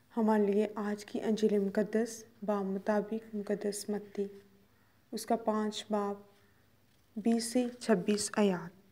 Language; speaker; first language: Urdu; non-native, local second language; Punjabi